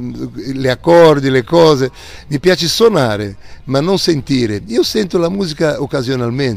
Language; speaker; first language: Italian; non-native, fluent; Portuguese